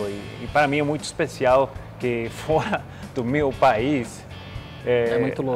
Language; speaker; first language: Portuguese; non-native, learner; Spanish